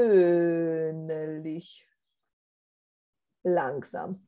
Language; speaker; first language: German; non-native, fluent; Romanian